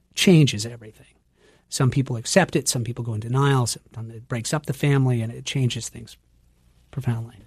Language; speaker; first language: English; native; English